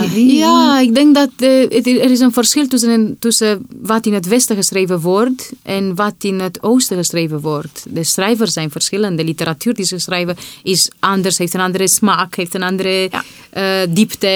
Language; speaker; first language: Dutch; non-native, fluent; Romanian